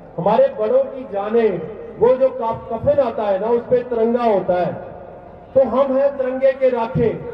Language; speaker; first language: Hindi; non-native, local second language; Punjabi